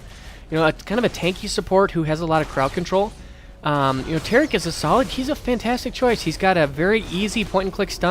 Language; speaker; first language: English; native; English